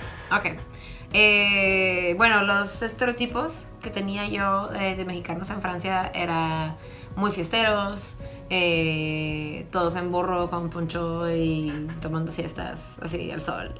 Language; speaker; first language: Spanish; non-native, fluent; French